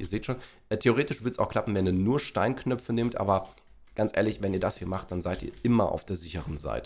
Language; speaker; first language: German; native; German